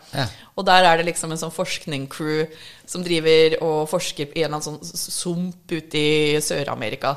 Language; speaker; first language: Norwegian; early bilingual, other home language; English